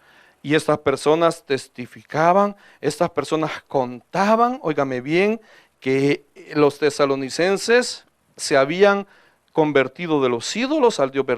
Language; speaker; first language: Spanish; native; Spanish